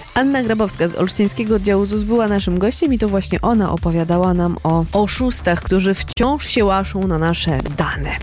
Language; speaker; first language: Polish; native; Polish